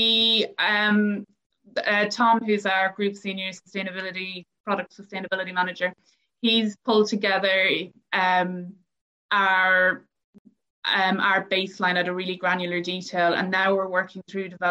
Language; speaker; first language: English; native; English